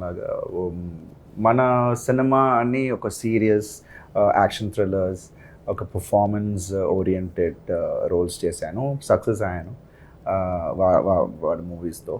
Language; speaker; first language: Telugu; non-native, local second language; Tamil